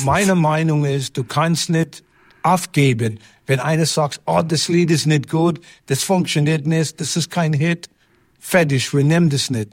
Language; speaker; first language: German; non-native, learner; English